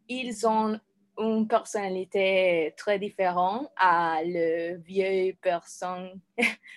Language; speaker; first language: French; non-native, learner; Spanish